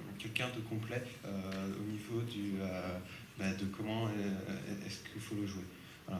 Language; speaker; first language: French; native; French